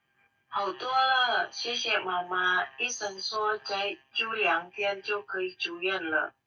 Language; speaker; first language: Chinese; non-native, learner; Indonesian